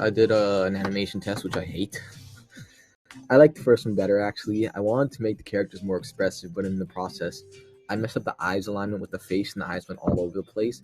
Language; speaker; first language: English; native; English